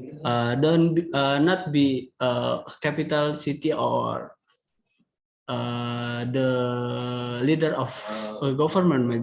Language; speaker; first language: English; non-native, learner; Indonesian